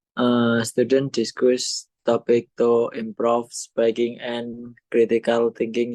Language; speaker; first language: English; non-native, learner; Indonesian